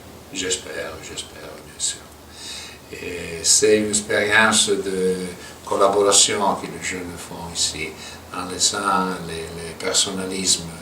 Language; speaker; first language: French; non-native, local second language; Italian